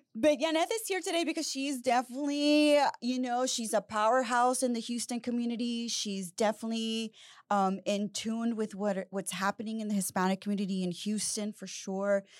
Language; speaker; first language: English; native; English